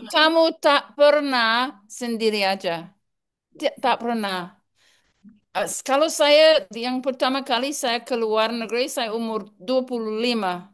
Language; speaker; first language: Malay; non-native, learner; English